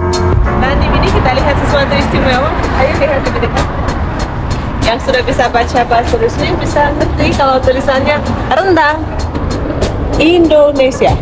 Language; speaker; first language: Indonesian; non-native, fluent; Russian